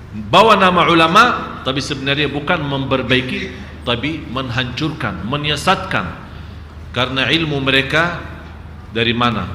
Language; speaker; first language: Malay; non-native, fluent; Arabic